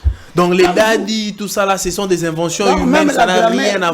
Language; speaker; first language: French; non-native, local second language; Lingala